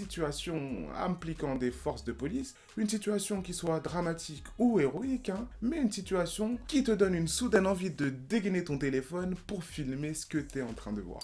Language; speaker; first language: French; native; French